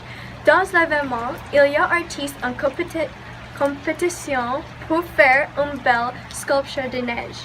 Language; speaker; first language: French; non-native, learner; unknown